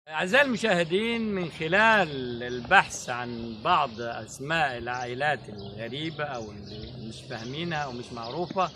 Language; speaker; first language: Arabic; native; Arabic